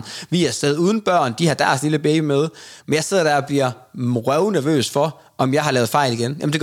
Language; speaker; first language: Danish; native; Danish